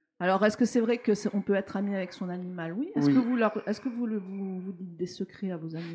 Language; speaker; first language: French; native; French